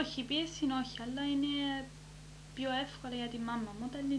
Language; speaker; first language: Greek; early bilingual, heritage; Greek